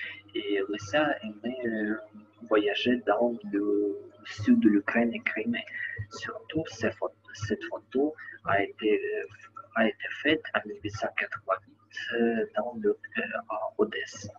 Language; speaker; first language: French; non-native, learner; Ukrainian